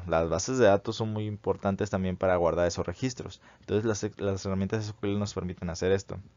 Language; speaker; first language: Spanish; native; Spanish